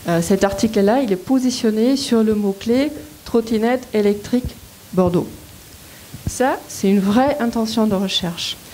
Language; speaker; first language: French; non-native, fluent; German